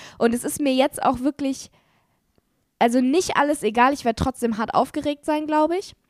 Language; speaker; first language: German; native; German